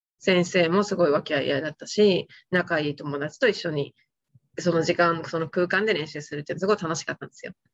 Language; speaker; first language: Japanese; native; Japanese